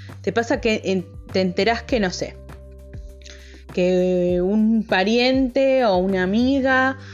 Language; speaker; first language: Spanish; native; Spanish